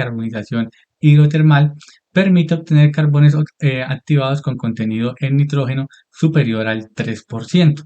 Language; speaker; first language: Spanish; native; Spanish